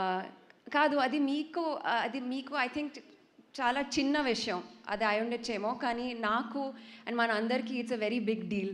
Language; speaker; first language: Telugu; non-native, fluent; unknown